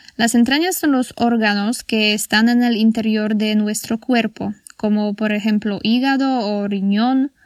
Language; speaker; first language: Spanish; non-native, fluent; Polish